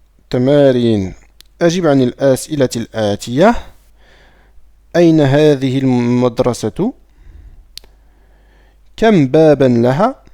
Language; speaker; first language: Arabic; non-native, fluent; French